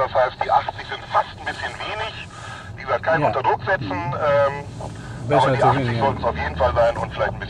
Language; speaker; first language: German; native; German